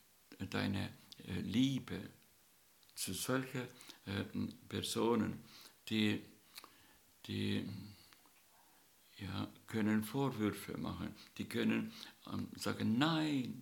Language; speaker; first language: German; non-native, learner; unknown